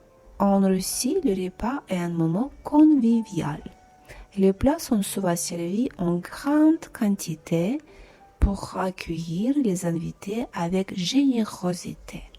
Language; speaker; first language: French; non-native, fluent; Russian